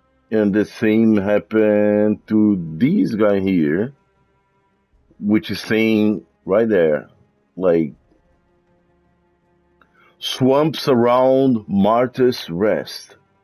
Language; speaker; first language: English; non-native, fluent; Portuguese